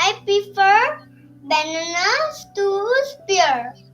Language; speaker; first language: English; non-native, learner; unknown